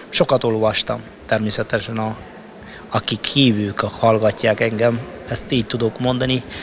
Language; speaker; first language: Hungarian; non-native, fluent; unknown